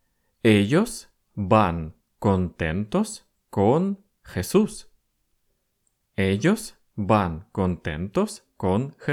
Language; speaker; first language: Spanish; non-native, fluent; Russian